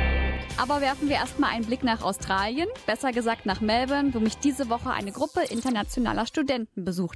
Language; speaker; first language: German; native; German